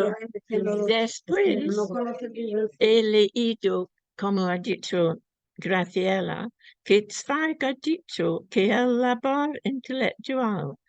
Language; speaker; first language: Spanish; non-native, fluent; English